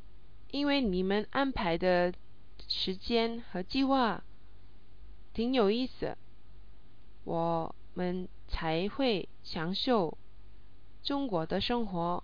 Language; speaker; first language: Chinese; non-native, learner; English